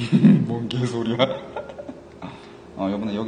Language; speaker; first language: Korean; native; Korean